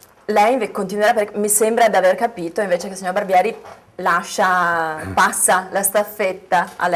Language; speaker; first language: Italian; native; Italian